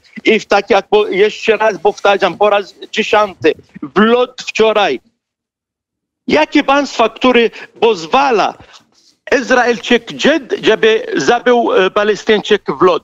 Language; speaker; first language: Polish; non-native, fluent; Arabic